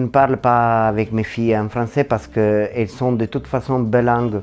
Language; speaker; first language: French; non-native, local second language; Italian